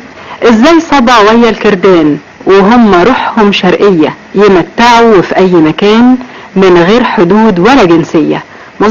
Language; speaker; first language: Arabic; native; Arabic